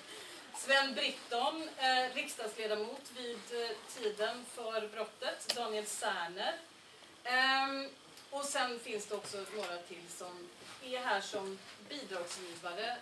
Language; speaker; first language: Swedish; native; Swedish